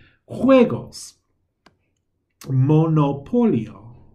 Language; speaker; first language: Spanish; non-native, fluent; English